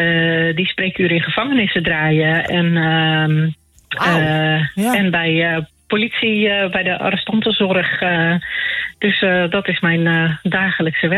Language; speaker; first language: Dutch; native; Dutch